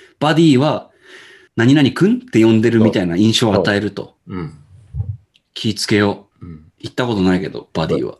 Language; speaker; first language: Japanese; native; Japanese